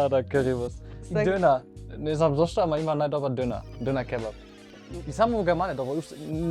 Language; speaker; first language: Macedonian; non-native, fluent; German